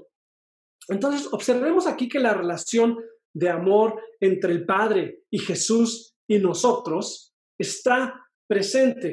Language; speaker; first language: Spanish; native; Spanish